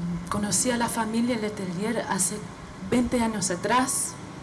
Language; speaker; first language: Spanish; non-native, fluent; English